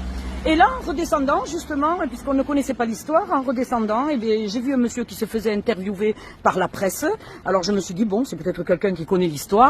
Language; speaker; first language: French; native; French